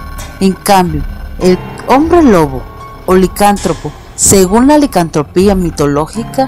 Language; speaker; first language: Spanish; native; Spanish